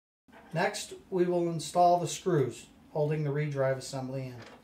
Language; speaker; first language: English; native; English